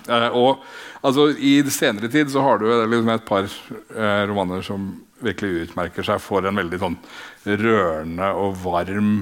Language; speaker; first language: Norwegian; native; Norwegian